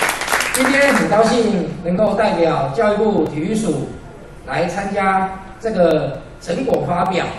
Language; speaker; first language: Chinese; native; Chinese